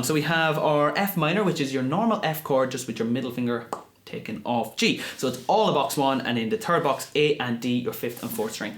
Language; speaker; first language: English; native; English